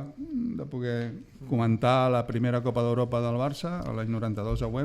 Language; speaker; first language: Catalan; native; Catalan